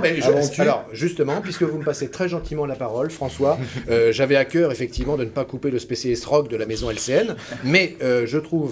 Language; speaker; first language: French; native; French